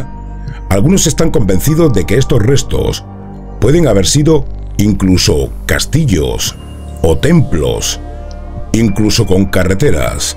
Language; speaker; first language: Spanish; native; Spanish